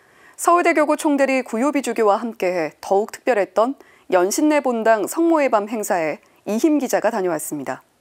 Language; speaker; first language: Korean; native; Korean